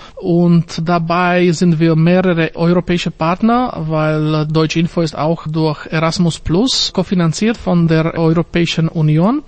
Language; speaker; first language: German; non-native, fluent; Slovak